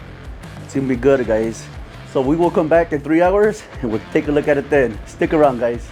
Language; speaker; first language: English; native; English